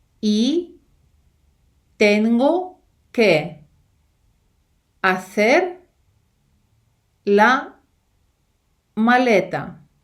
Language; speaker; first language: Spanish; non-native, fluent; Ukrainian